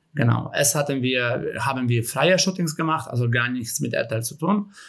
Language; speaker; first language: German; non-native, fluent; Polish